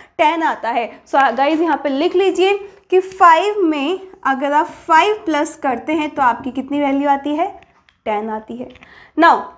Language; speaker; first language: Hindi; native; Hindi